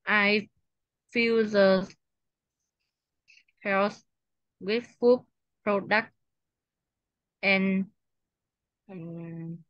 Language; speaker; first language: English; non-native, learner; Vietnamese